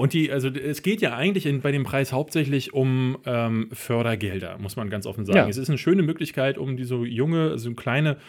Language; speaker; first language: German; native; German